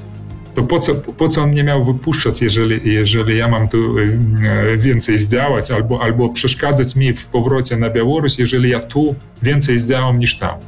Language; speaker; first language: Polish; early bilingual, heritage; Polish